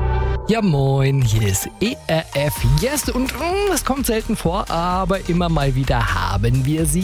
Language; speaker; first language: German; native; German